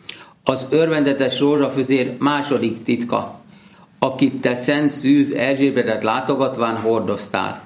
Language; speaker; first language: Hungarian; native; Hungarian